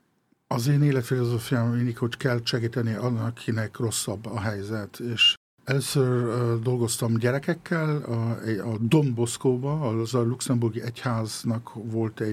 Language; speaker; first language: Hungarian; early bilingual, heritage; Hungarian